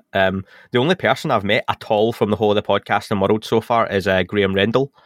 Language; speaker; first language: English; native; English